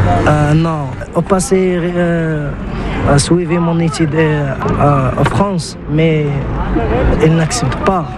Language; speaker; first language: French; non-native, learner; Arabic